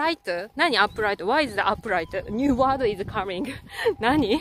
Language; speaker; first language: English; non-native, learner; Japanese